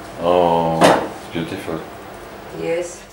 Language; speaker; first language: English; non-native, learner; Bulgarian